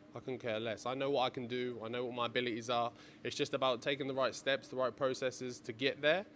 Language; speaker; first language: English; native; English